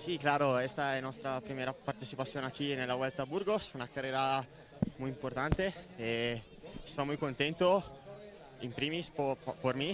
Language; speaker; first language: Spanish; non-native, fluent; Italian